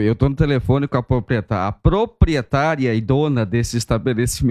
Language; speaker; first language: Portuguese; native; Portuguese